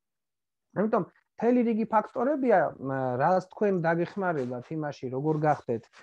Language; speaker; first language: Georgian; native; Georgian